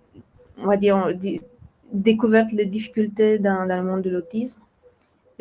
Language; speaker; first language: French; non-native, fluent; Romanian